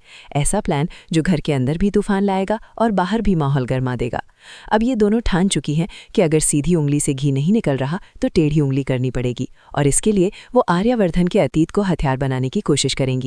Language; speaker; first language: Hindi; native; Hindi